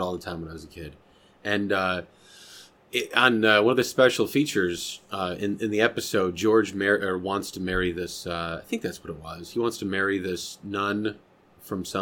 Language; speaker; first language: English; native; English